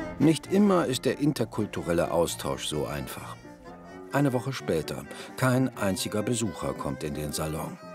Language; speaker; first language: German; native; German